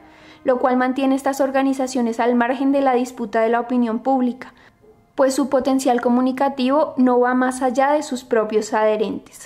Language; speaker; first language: Spanish; native; Spanish